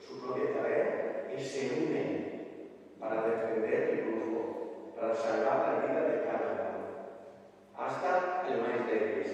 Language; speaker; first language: Spanish; non-native, fluent; Italian